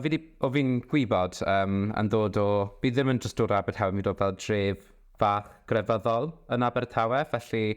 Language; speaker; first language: Welsh; non-native, local second language; English